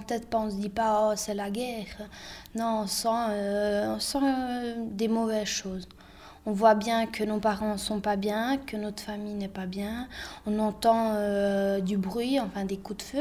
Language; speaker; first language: French; early bilingual, other home language; Bosnian